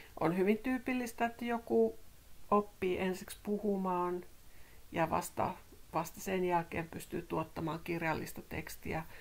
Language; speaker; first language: Finnish; native; Finnish